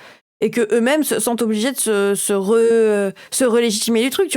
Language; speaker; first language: French; native; French